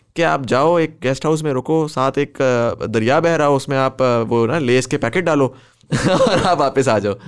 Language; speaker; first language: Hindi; native; Hindi